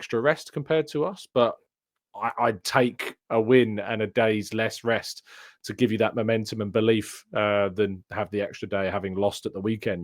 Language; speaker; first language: English; native; English